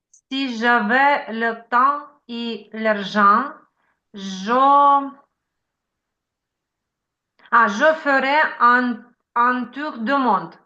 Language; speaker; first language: French; non-native, learner; Ukrainian